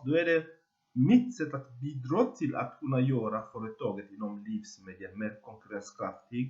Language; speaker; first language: Swedish; non-native, fluent; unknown